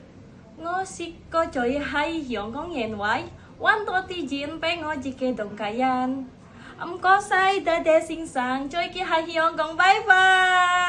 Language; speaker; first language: Cantonese; non-native, learner; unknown